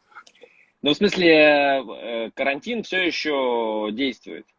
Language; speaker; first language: Russian; native; Russian